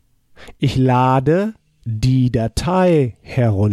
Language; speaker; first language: German; non-native, fluent; English